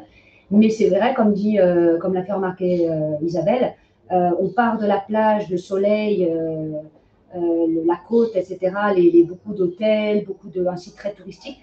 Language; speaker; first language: French; native; French